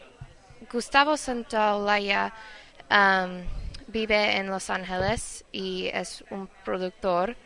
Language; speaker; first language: Spanish; non-native, learner; English